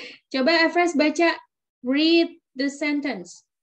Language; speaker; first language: English; non-native, fluent; Indonesian